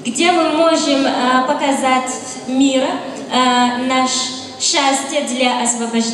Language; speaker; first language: Russian; non-native, learner; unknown